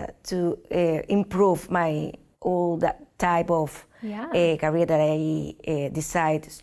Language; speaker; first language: English; non-native, learner; Spanish